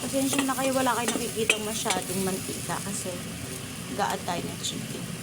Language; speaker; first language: Filipino; non-native, local second language; Pampanga